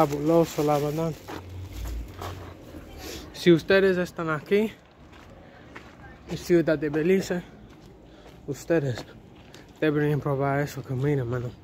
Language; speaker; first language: Spanish; non-native, learner; English